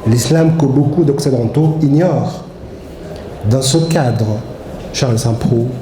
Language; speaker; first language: French; non-native, fluent; Arabic